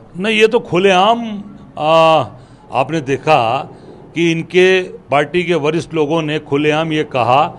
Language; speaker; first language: Hindi; native; Hindi